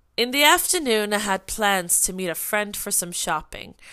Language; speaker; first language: English; non-native, fluent; Swedish